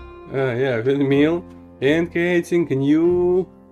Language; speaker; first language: English; non-native, learner; Russian